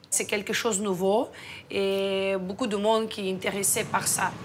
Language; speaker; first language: French; non-native, fluent; Russian